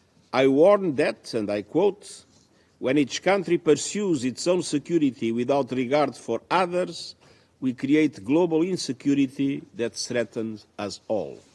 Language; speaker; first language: English; non-native, fluent; Portuguese